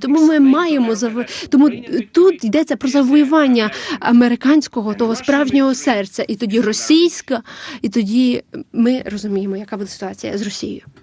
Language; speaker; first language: Ukrainian; non-native, learner; Lithuanian